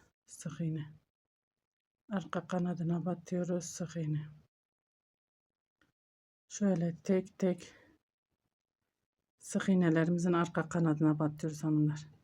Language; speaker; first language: Turkish; native; Turkish